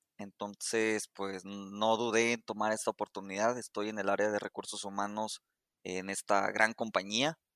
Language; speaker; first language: Spanish; native; Spanish